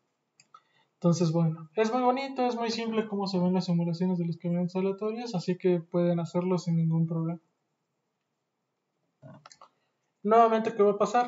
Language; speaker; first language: Spanish; native; Spanish